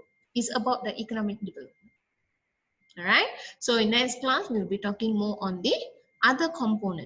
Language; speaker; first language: English; non-native, local second language; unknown